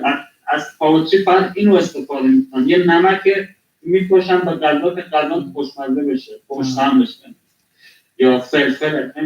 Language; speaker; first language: Persian; non-native, local second language; Kurdish